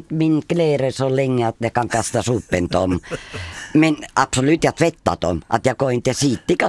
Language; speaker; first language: Swedish; non-native, fluent; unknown